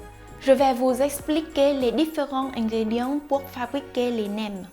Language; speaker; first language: French; non-native, fluent; Vietnamese